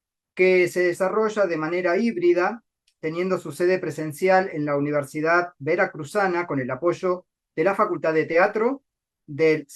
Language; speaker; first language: Spanish; native; Spanish